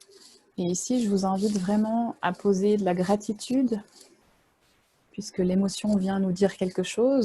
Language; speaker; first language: French; native; French